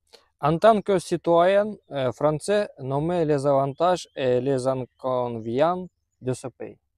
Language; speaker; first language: French; non-native, learner; Russian